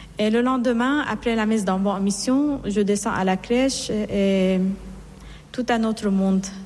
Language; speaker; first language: French; non-native, fluent; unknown